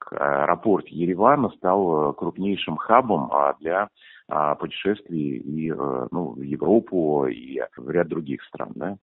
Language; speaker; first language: Russian; native; Russian